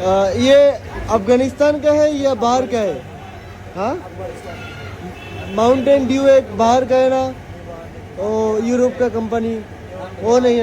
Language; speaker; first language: Hindi; non-native, fluent; Bangla